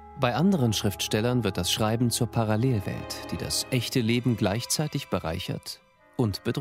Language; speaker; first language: German; native; German